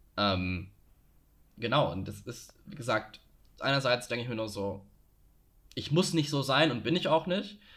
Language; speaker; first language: German; native; German